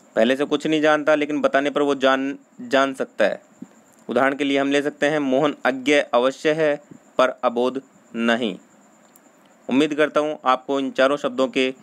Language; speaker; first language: Hindi; native; Hindi